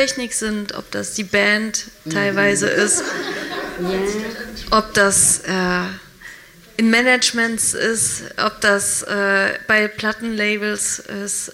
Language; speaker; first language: German; native; German